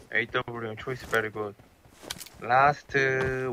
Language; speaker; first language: English; non-native, learner; Korean